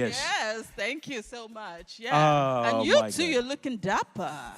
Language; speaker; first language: English; non-native, local second language; Igbo